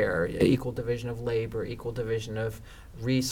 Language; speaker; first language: English; native; English